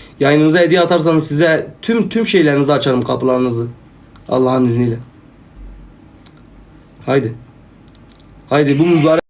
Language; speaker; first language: Turkish; native; Turkish